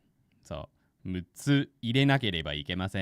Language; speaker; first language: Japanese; non-native, fluent; English